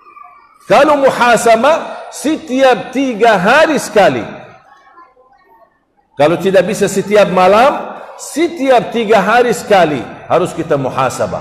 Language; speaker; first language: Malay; non-native, fluent; Arabic